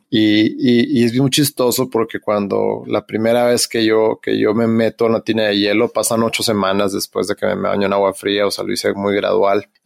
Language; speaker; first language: Spanish; native; Spanish